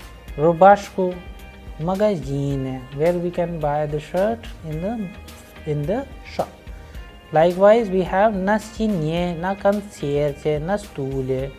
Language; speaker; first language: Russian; non-native, fluent; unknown